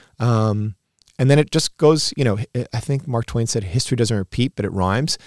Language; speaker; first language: English; early bilingual, other home language; Spanish